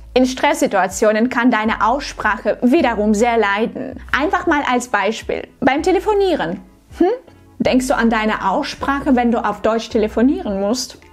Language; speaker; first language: German; non-native, fluent; Russian